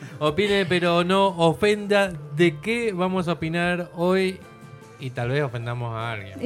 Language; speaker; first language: Spanish; native; Spanish